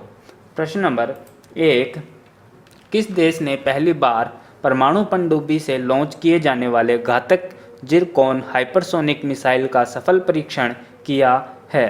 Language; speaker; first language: Hindi; native; Hindi